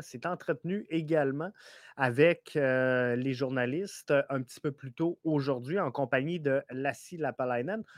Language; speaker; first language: French; native; French